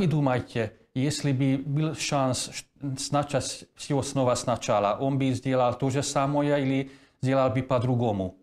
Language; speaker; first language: Russian; non-native, fluent; Hungarian